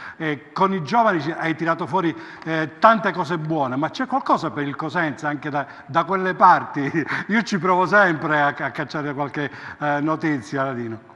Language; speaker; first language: Italian; native; Italian